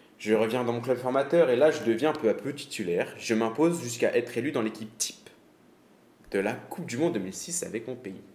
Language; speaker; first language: French; native; French